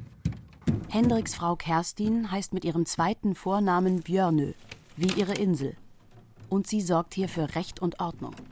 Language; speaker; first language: German; native; German